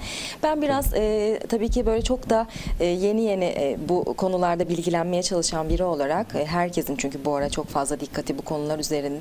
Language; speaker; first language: Turkish; native; Turkish